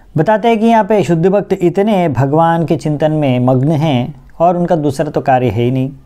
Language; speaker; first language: Hindi; non-native, local second language; Bangla